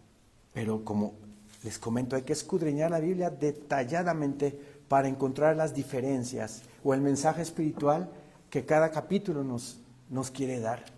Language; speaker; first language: Spanish; native; Spanish